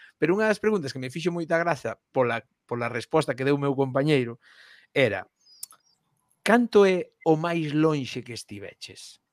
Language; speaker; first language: Galician; native; Galician